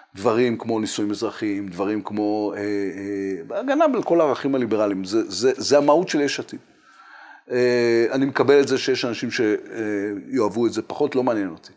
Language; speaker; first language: Hebrew; native; Hebrew